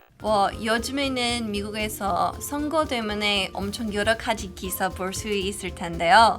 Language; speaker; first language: Korean; non-native, fluent; English